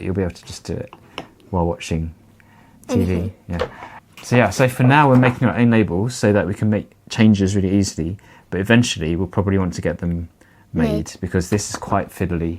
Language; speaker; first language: English; native; English